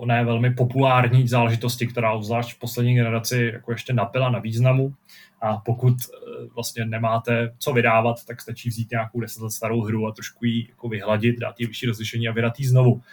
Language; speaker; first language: Czech; native; Czech